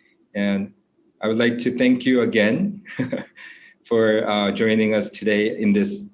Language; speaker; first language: English; non-native, fluent; Korean